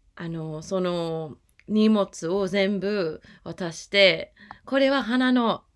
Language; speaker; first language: Japanese; non-native, learner; English